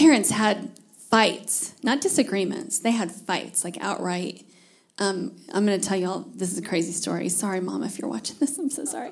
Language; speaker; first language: English; native; English